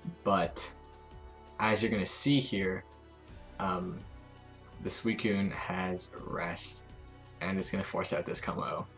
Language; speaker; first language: English; native; English